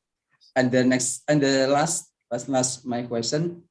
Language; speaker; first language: English; non-native, learner; Indonesian